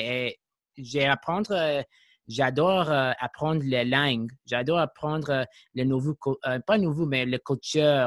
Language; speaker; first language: French; non-native, learner; English